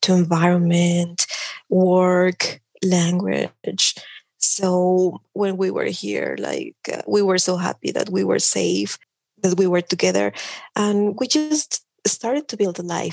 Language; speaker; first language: English; non-native, fluent; Spanish